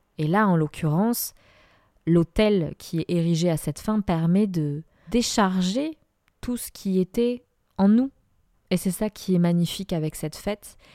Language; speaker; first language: French; non-native, fluent; Spanish